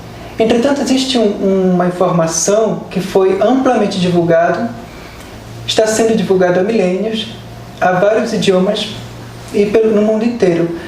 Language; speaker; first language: Portuguese; native; Portuguese